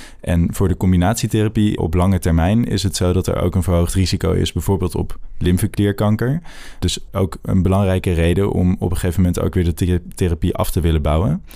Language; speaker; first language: Dutch; native; Dutch